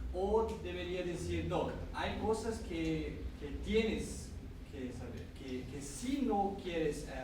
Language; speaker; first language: Spanish; non-native, fluent; Portuguese